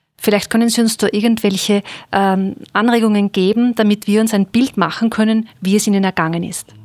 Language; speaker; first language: German; native; German